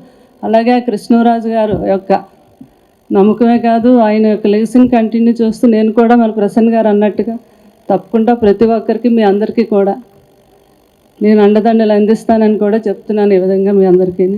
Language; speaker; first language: Telugu; native; Telugu